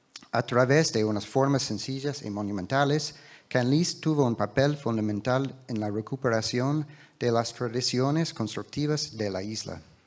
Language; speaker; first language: Spanish; non-native, fluent; English